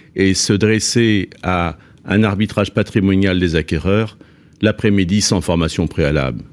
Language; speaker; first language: French; native; French